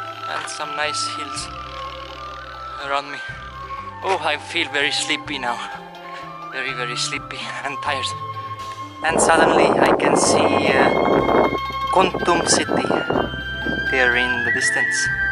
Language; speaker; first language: English; non-native, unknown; Estonian